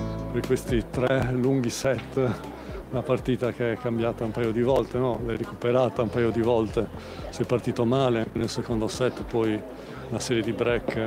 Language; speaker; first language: Italian; native; Italian